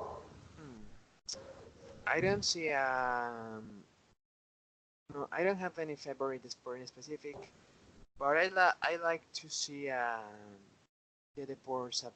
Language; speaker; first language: English; non-native, learner; Spanish